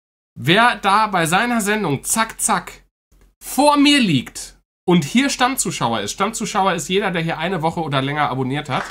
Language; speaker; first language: German; native; German